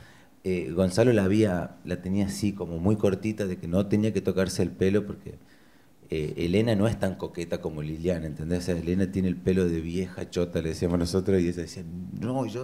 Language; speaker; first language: Spanish; native; Spanish